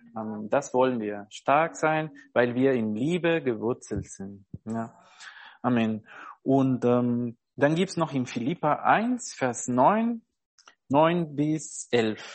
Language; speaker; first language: German; non-native, fluent; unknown